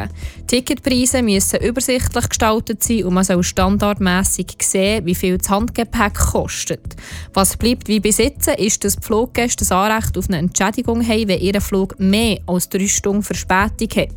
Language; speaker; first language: German; native; German